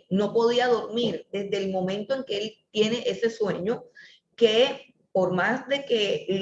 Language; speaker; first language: Spanish; native; Spanish